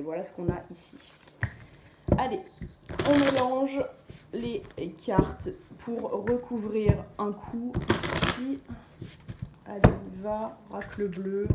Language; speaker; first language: French; native; French